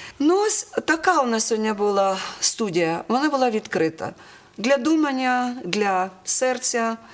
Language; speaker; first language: Ukrainian; native; Ukrainian